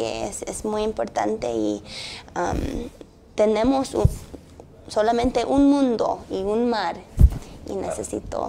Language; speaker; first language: Spanish; early bilingual, heritage; English